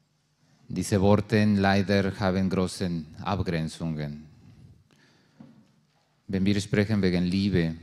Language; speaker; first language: German; non-native, learner; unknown